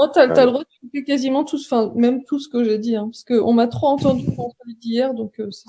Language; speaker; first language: French; native; French